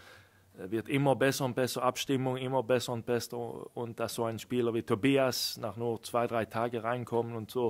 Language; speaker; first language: German; non-native, fluent; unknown